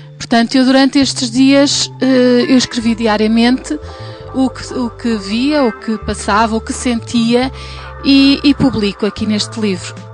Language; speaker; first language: Portuguese; native; Portuguese